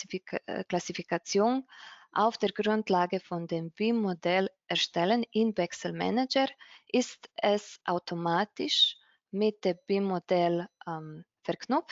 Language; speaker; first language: German; non-native, fluent; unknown